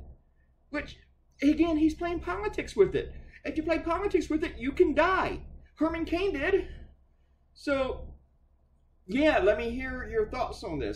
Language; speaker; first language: English; native; English